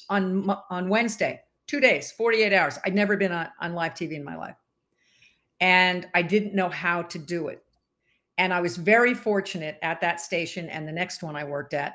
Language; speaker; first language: English; native; English